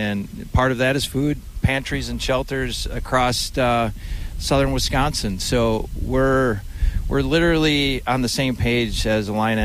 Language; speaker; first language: English; native; English